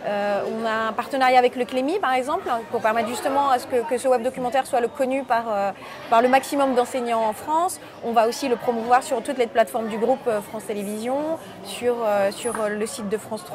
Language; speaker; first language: French; native; French